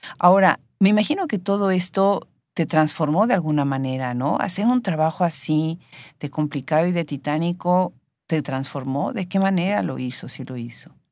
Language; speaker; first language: Spanish; native; Spanish